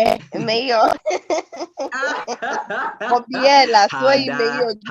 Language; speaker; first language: Chinese; non-native, learner; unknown